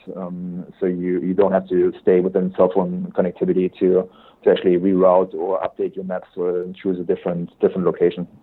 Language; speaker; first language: English; non-native, fluent; German